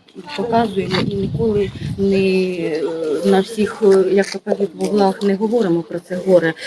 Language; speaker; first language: Ukrainian; native; Ukrainian